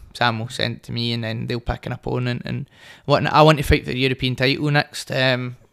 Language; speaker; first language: English; native; English